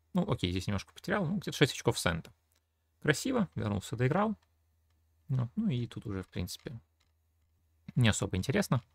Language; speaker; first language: Russian; native; Russian